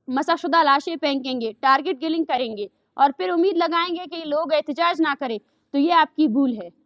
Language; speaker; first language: Urdu; non-native, local second language; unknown